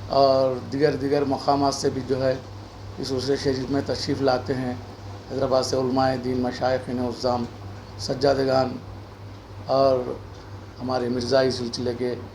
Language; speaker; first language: Urdu; native; Urdu